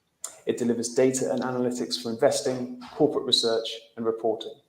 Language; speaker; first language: English; native; English